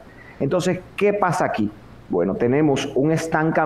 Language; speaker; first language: Spanish; native; Spanish